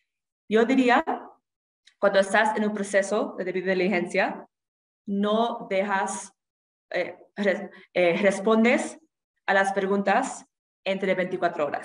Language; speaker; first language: Spanish; non-native, fluent; English